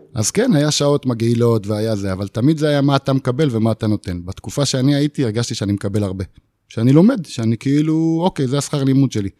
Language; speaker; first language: Hebrew; native; Hebrew